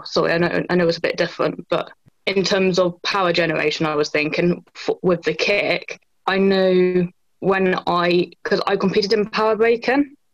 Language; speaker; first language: English; native; English